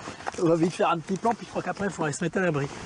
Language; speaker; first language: French; native; French